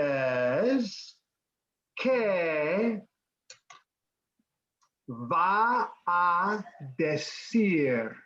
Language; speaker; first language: Spanish; non-native, fluent; English